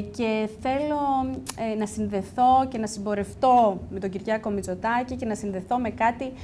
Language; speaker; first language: Greek; native; Greek